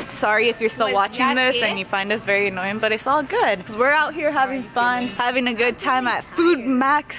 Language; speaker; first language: English; early bilingual, other home language; Spanish